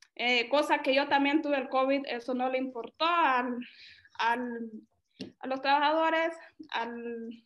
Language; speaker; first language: Spanish; native; Spanish